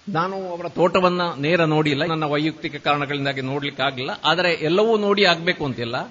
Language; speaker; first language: Kannada; native; Kannada